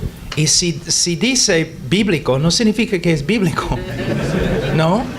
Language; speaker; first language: Spanish; non-native, fluent; English